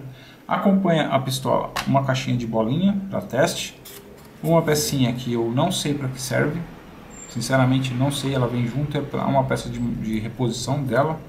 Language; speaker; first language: Portuguese; native; Portuguese